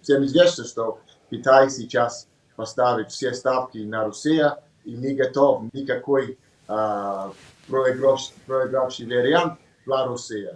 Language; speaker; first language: Russian; non-native, learner; English